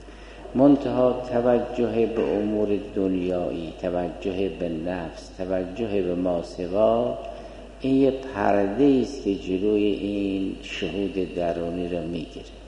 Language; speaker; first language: Persian; native; Persian